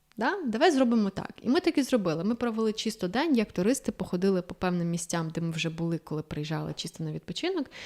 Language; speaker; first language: Ukrainian; native; Ukrainian